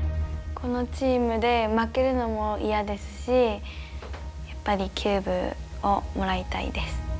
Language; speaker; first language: Japanese; native; Japanese